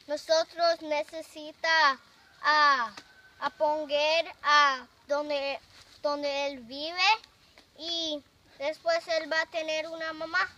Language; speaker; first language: Spanish; non-native, learner; English